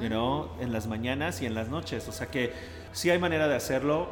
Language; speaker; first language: Spanish; early bilingual, heritage; Spanish